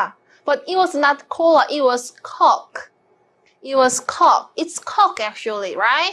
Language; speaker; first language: English; non-native, fluent; Korean